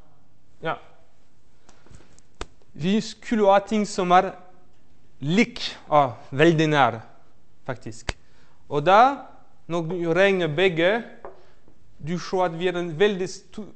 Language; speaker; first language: Norwegian; non-native, fluent; French